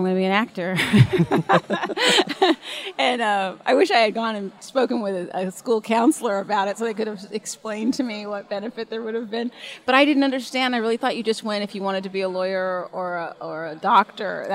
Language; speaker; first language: English; native; English